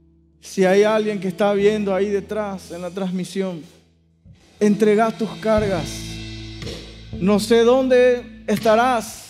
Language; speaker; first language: Spanish; native; Spanish